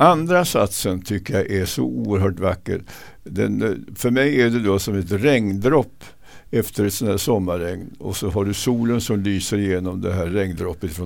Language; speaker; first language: Swedish; native; Swedish